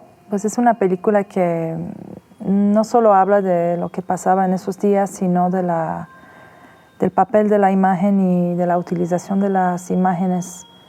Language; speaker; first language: Spanish; non-native, fluent; Persian